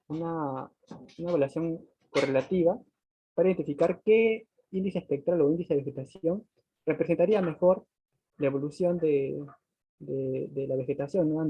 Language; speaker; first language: Spanish; native; Spanish